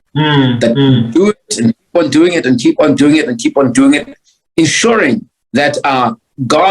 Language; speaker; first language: English; non-native, local second language; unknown